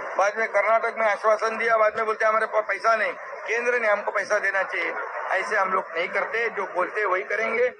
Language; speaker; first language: Hindi; non-native, local second language; Marathi